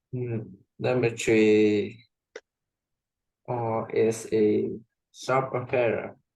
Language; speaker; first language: English; non-native, learner; Vietnamese